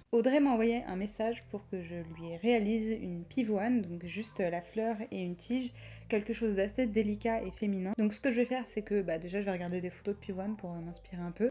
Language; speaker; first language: French; native; French